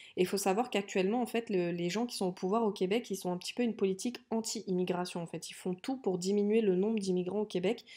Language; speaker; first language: French; native; French